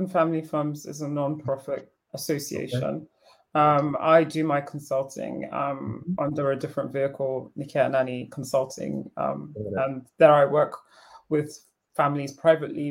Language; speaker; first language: English; non-native, local second language; Yoruba